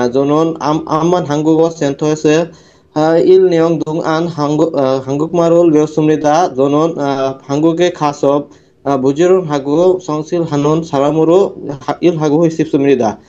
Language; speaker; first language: Korean; non-native, learner; Bangla